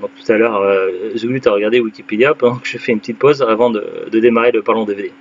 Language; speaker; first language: French; native; French